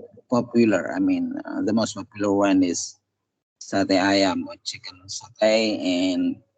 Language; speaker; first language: English; non-native, fluent; Indonesian